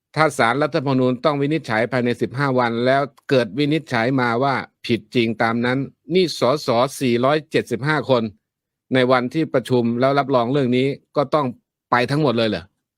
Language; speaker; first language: Thai; native; Thai